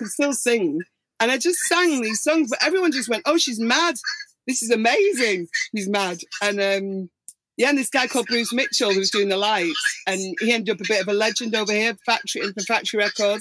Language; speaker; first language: English; native; English